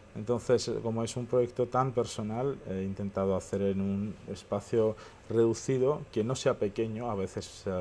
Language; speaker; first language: Spanish; non-native, fluent; Armenian